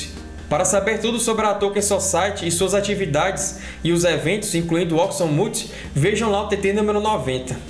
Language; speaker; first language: Portuguese; native; Portuguese